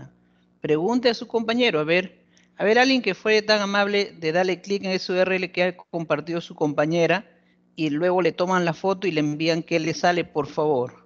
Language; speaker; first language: Spanish; native; Spanish